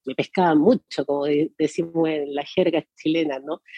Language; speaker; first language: Spanish; native; Spanish